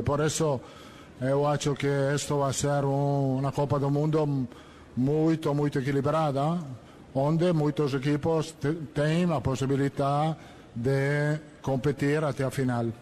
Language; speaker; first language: Portuguese; non-native, learner; Italian